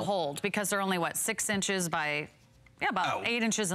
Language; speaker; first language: English; native; English